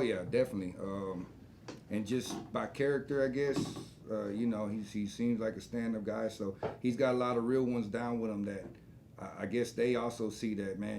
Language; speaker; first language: English; native; English